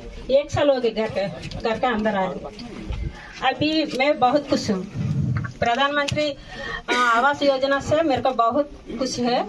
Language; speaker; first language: Hindi; non-native, local second language; Telugu